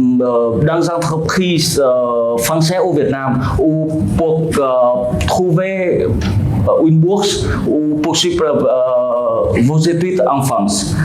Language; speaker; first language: French; non-native, fluent; Vietnamese